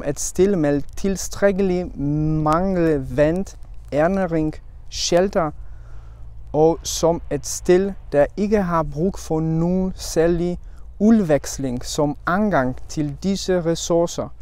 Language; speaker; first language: Danish; non-native, learner; Polish